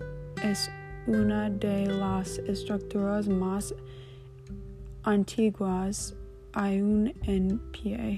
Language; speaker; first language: Spanish; non-native, learner; English